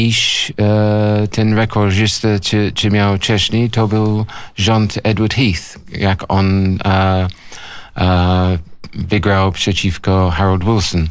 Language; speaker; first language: Polish; non-native, fluent; English